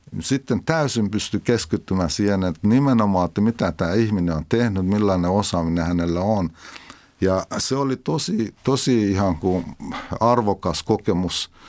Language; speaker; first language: Finnish; non-native, fluent; Persian